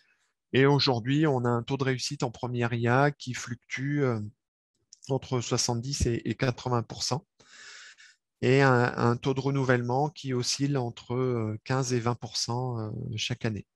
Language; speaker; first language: French; native; French